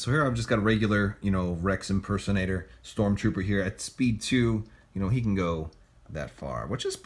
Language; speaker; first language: English; native; English